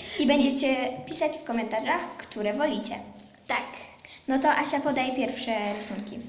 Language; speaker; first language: Polish; early bilingual, heritage; Polish